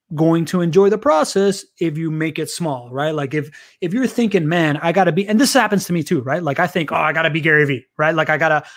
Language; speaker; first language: English; early bilingual, other home language; Spanish